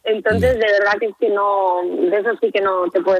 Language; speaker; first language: Spanish; native; Spanish